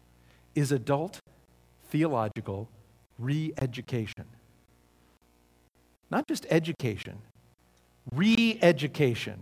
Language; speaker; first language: English; native; English